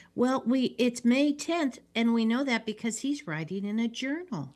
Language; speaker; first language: English; native; English